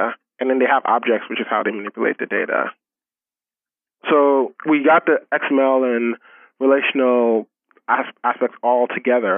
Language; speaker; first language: English; non-native, local second language; Yoruba